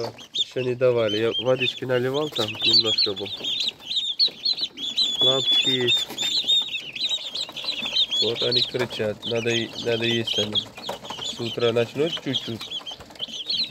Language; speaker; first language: Russian; non-native, learner; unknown